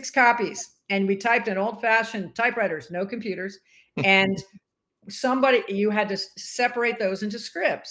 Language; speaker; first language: English; native; English